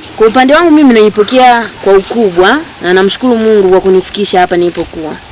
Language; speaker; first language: Swahili; native; Swahili